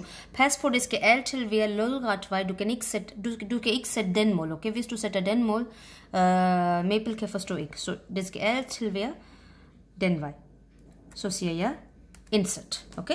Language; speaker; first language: Danish; non-native, fluent; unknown